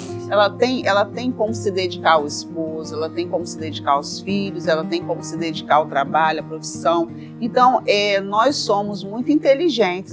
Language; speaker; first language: Portuguese; native; Portuguese